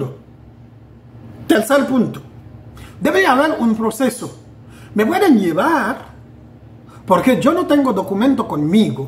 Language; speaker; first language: Spanish; non-native, fluent; Haitian Creole